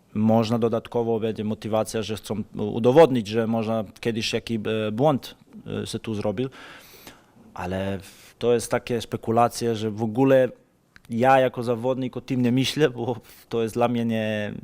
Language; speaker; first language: Polish; non-native, fluent; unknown